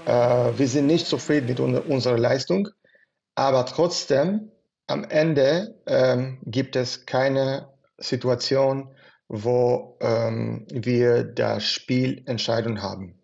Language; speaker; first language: German; non-native, fluent; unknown